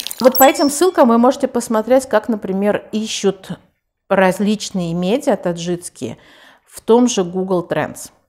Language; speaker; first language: Russian; non-native, local second language; Tajik